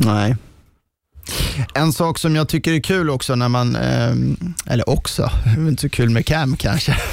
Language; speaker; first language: Swedish; native; Swedish